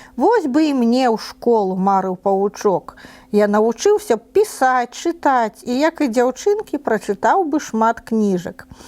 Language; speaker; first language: Belarusian; non-native, local second language; Russian